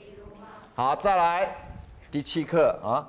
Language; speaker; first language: Chinese; non-native, local second language; Amis